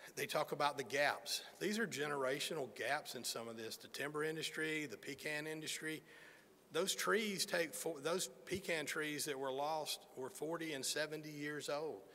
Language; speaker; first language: English; native; English